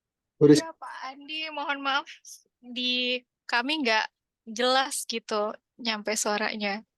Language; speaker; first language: Indonesian; native; Indonesian